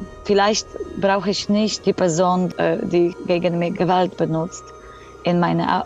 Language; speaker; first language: German; non-native, fluent; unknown